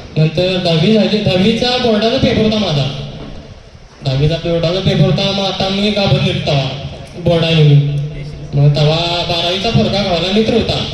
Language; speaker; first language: Marathi; non-native, local second language; Kannada